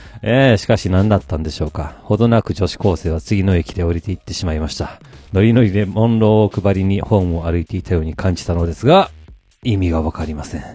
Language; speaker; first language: Japanese; native; Japanese